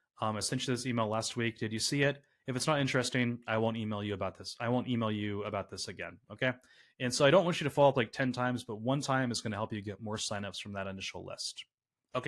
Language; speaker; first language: English; native; English